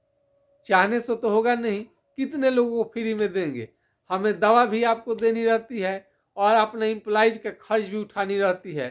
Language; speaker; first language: Hindi; non-native, local second language; Bhojpuri